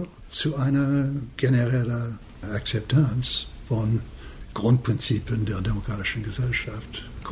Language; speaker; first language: German; non-native, fluent; English